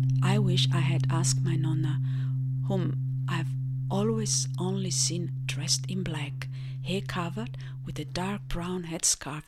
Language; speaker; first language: English; non-native, fluent; Italian